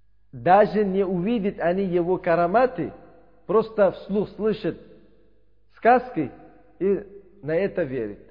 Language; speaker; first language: Russian; non-native, learner; Uzbek